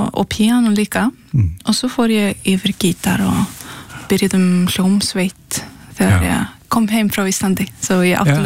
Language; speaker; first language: Icelandic; early bilingual, heritage; Icelandic